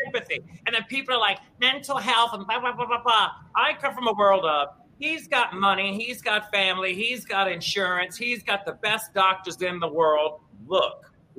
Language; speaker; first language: English; native; English